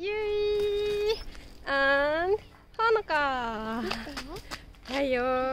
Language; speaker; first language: English; non-native, learner; Japanese